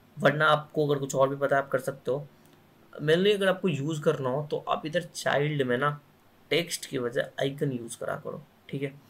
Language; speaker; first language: Hindi; native; Hindi